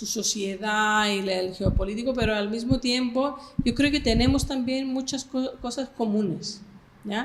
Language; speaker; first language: Spanish; non-native, fluent; Greek